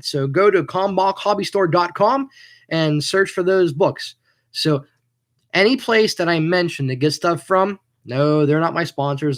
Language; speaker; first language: English; native; English